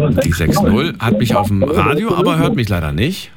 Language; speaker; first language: German; native; German